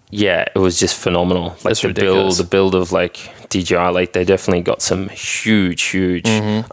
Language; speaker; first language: English; native; English